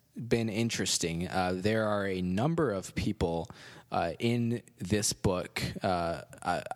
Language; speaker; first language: English; native; English